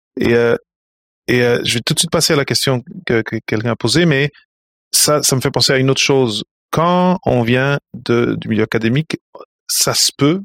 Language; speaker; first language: French; native; French